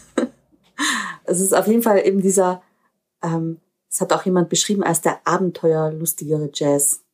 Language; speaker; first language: German; native; German